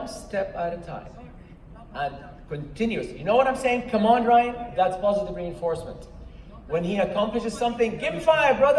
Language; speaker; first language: English; non-native, fluent; Arabic